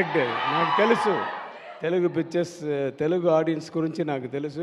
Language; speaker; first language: Telugu; non-native, learner; Tamil